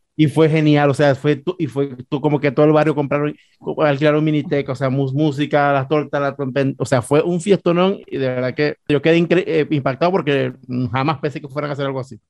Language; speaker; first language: Spanish; native; Spanish